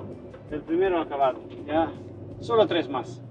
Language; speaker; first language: Spanish; native; Spanish